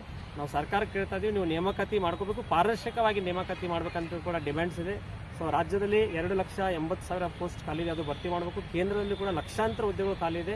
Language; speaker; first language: Kannada; native; Kannada